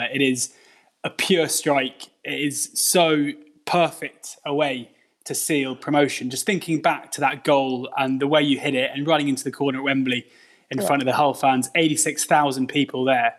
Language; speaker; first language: English; native; English